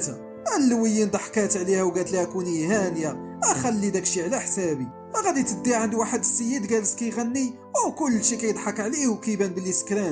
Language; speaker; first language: Arabic; native; Arabic